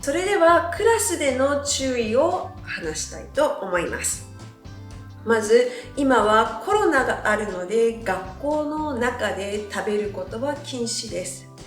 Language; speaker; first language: Japanese; native; Japanese